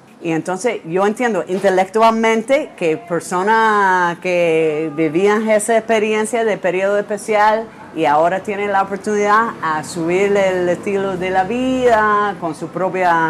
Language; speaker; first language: Spanish; non-native, fluent; English